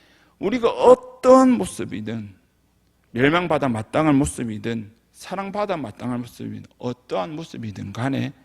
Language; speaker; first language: Korean; native; Korean